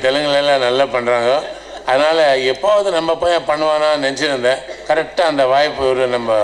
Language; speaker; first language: Tamil; non-native, learner; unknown